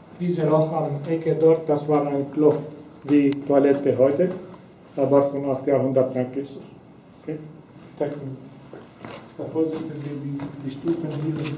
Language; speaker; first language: German; non-native, fluent; Arabic